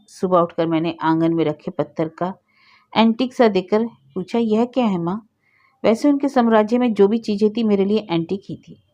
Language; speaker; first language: Hindi; native; Hindi